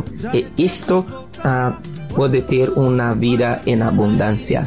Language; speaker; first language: Spanish; non-native, learner; Portuguese